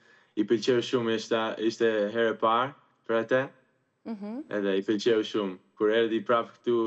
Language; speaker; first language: Albanian; early bilingual, heritage; Albanian